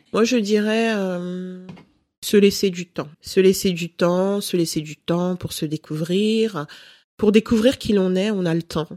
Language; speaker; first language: French; early bilingual, other home language; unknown